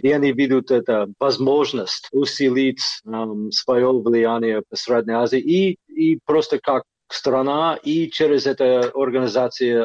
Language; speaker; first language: Russian; non-native, fluent; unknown